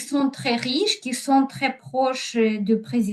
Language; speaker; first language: French; non-native, learner; Ukrainian